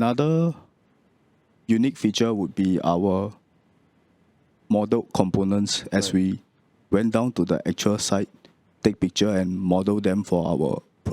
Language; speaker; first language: English; non-native, local second language; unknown